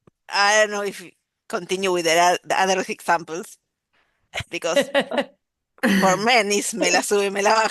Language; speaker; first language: English; non-native, fluent; Spanish